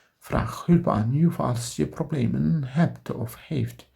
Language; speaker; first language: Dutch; non-native, learner; Turkish